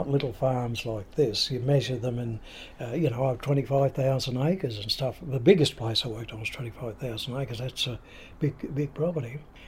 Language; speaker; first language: English; native; English